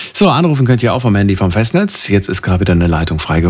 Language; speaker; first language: German; native; German